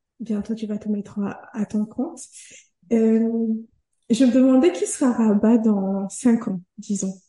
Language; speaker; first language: French; non-native, local second language; Ngazidja Comorian